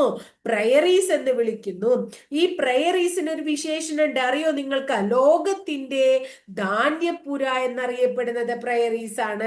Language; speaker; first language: Malayalam; native; Malayalam